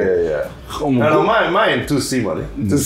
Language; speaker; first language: Japanese; non-native, learner; Spanish